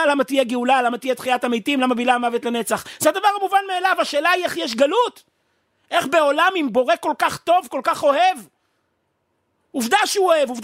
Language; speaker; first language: Hebrew; native; Hebrew